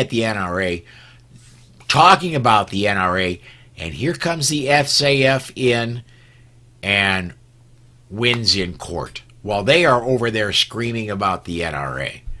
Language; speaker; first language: English; native; English